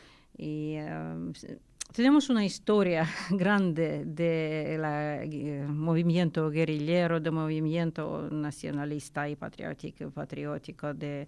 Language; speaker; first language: Spanish; non-native, learner; Ukrainian